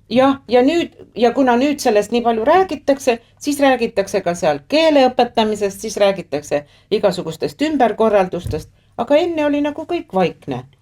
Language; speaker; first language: Estonian; native; Estonian